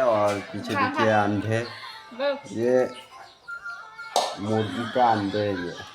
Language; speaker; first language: Hindi; non-native, local second language; Kok Borok